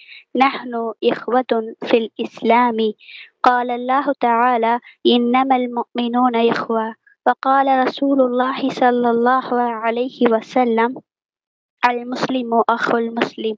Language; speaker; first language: Arabic; non-native, learner; Tamil